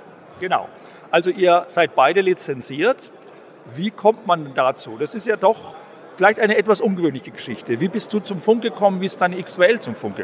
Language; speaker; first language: German; native; German